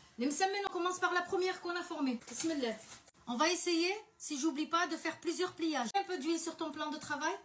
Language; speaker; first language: French; early bilingual, other home language; Arabic